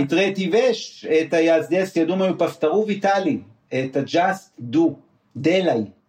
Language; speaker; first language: Russian; non-native, learner; Hebrew